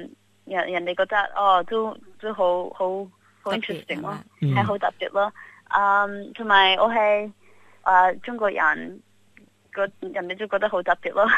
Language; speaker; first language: Cantonese; early bilingual, heritage; Cantonese